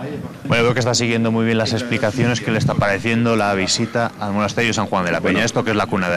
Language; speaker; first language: Spanish; native; Spanish